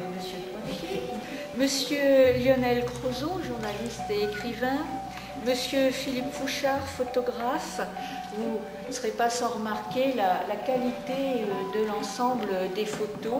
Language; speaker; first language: French; native; French